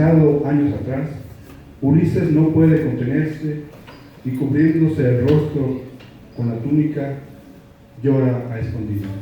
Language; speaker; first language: Spanish; native; Spanish